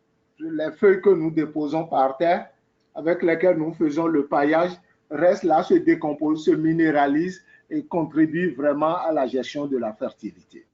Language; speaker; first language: French; native; French